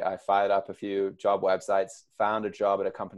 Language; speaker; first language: English; native; English